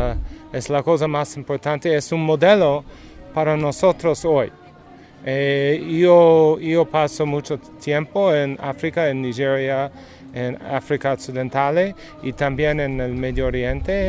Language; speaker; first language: Spanish; non-native, learner; English